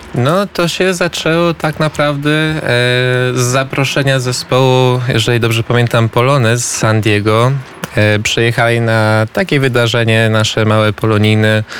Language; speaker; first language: Polish; early bilingual, heritage; Polish